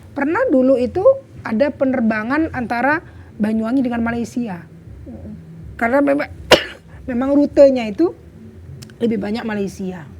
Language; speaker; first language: Indonesian; native; Indonesian